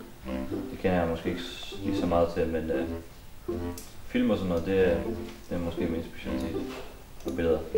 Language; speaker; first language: Danish; non-native, local second language; Faroese